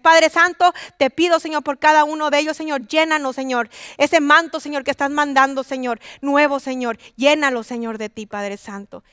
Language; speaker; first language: Spanish; native; Spanish